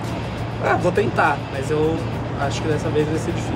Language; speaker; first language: Portuguese; native; Portuguese